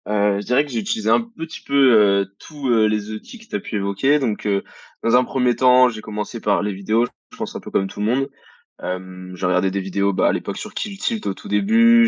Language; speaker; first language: French; native; French